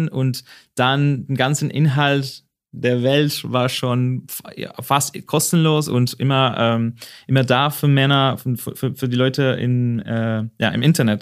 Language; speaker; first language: German; non-native, fluent; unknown